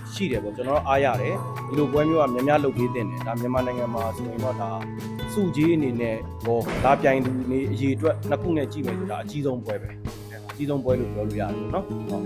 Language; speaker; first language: Burmese; native; Burmese